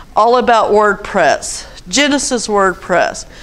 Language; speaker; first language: English; native; English